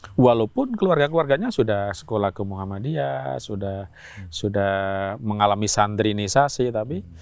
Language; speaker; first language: Indonesian; non-native, local second language; Javanese